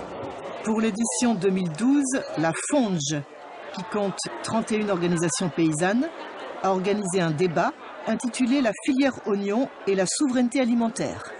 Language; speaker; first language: French; native; French